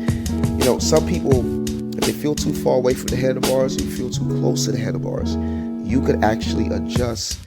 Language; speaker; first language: English; native; English